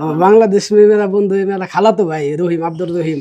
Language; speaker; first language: Hindi; non-native, learner; Bangla